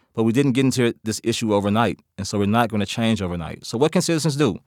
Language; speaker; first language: English; native; English